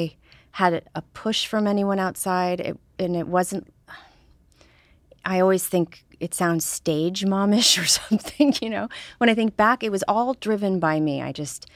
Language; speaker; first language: English; native; English